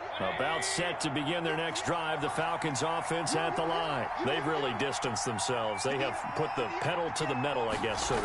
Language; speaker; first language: English; native; English